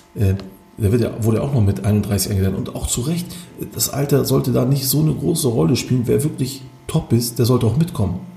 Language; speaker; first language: German; early bilingual, other home language; Turkish